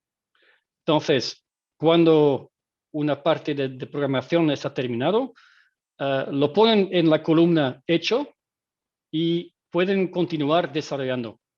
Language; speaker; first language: Spanish; non-native, fluent; Dutch